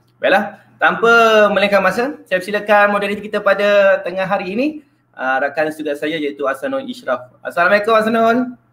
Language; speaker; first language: Malay; native; Malay